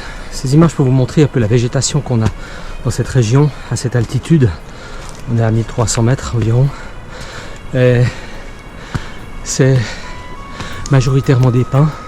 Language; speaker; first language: French; native; French